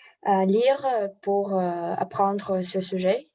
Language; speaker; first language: French; non-native, learner; Russian